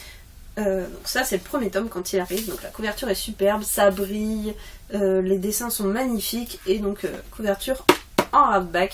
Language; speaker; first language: French; native; French